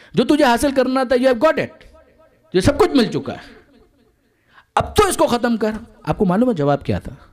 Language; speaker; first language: Urdu; non-native, local second language; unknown